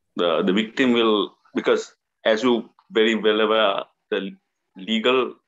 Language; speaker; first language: English; non-native, local second language; Sinhala